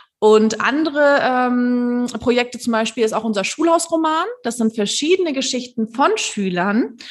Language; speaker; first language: German; early bilingual, other home language; Turkish